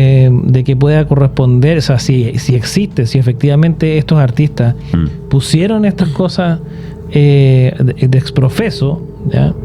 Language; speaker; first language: Spanish; native; Spanish